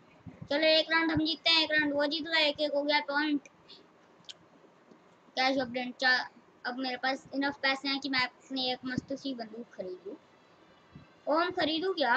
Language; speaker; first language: Hindi; native; Hindi